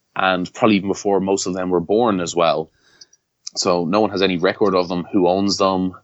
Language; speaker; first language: English; native; English